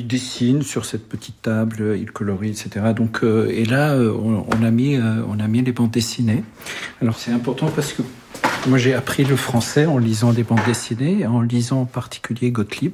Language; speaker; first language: French; native; French